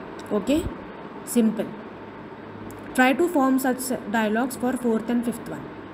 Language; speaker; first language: English; non-native, local second language; Marathi